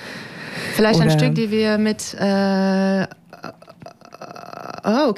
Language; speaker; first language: German; non-native, fluent; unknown